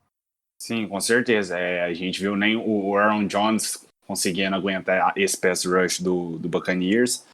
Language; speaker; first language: Portuguese; native; Portuguese